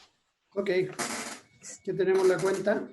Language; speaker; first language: Spanish; native; Spanish